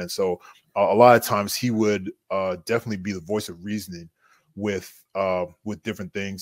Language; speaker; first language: English; native; English